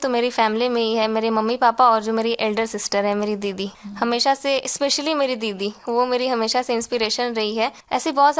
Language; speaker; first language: Hindi; native; Hindi